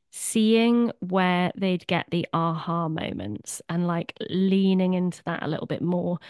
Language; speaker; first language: English; native; English